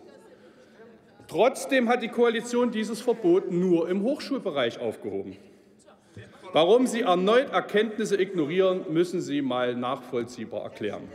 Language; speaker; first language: German; native; German